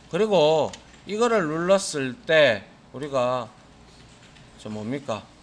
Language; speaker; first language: Korean; native; Korean